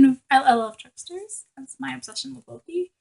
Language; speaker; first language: English; native; English